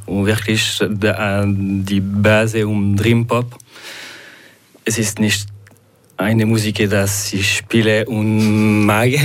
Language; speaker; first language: German; non-native, local second language; French